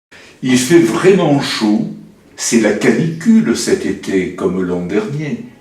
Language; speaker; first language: French; native; French